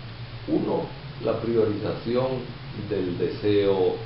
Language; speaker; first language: Spanish; native; Spanish